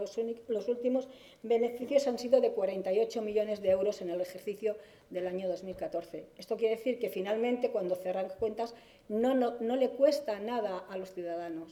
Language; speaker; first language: Spanish; native; Spanish